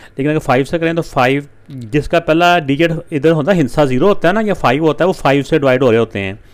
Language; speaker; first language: Urdu; non-native, local second language; Punjabi